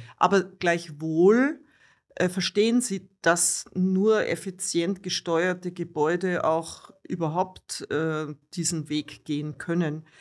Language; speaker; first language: German; native; German